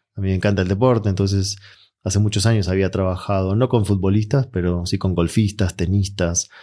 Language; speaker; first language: Spanish; native; Spanish